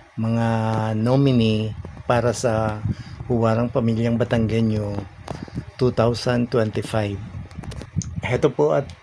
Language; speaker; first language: Filipino; native; Filipino